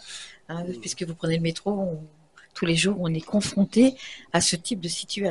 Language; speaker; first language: French; native; French